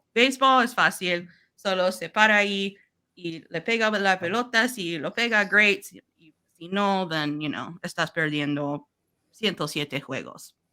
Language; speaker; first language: Spanish; non-native, learner; English